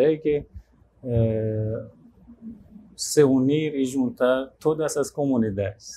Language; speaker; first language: Portuguese; non-native, fluent; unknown